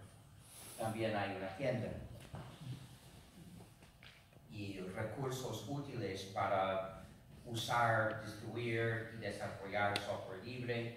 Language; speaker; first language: Spanish; non-native, fluent; English